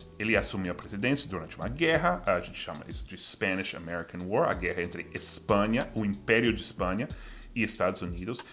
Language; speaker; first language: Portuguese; non-native, fluent; English